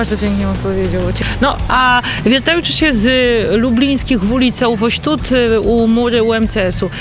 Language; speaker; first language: Polish; non-native, learner; Belarusian